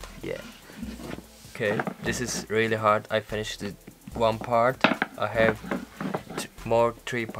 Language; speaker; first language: English; non-native, learner; Turkish